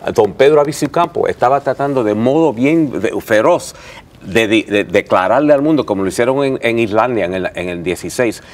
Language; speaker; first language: Spanish; early bilingual, heritage; Spanish